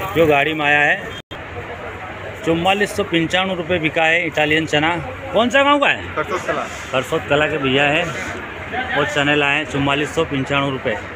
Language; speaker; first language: Hindi; native; Hindi